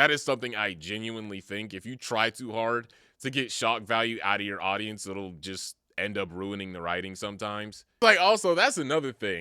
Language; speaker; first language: English; native; English